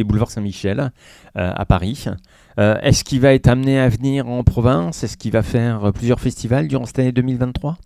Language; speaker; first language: French; native; French